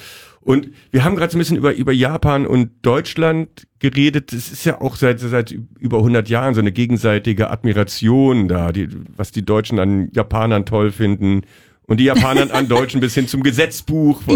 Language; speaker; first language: German; native; German